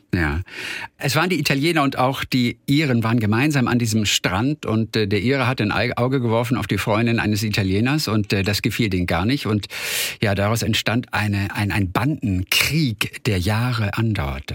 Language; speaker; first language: German; native; German